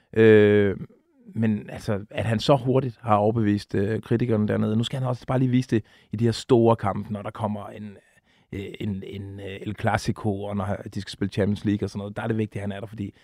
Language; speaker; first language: Danish; native; Danish